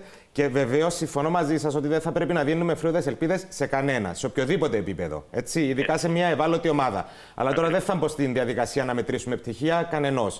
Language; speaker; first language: Greek; native; Greek